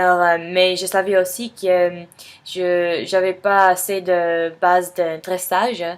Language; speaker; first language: French; non-native, fluent; English